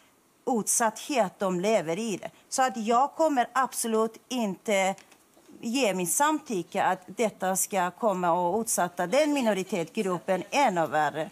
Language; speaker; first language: Swedish; non-native, fluent; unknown